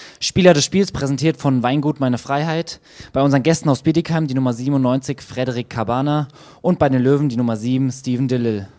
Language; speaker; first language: German; native; German